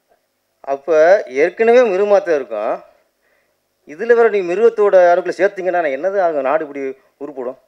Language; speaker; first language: Tamil; native; Tamil